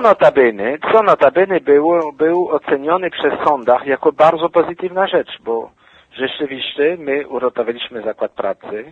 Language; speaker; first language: Polish; non-native, fluent; French